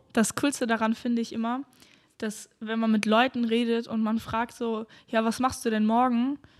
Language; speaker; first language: German; early bilingual, other home language; Romanian